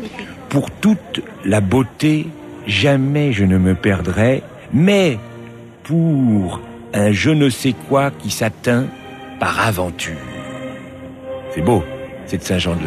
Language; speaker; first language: French; native; French